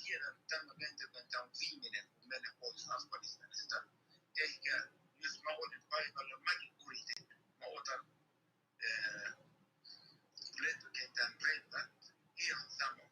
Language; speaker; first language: Finnish; non-native, learner; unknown